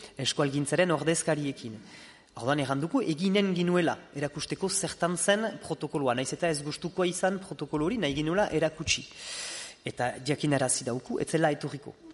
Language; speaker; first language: Basque; native; Basque